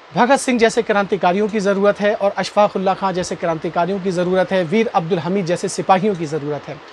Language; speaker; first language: Hindi; native; Hindi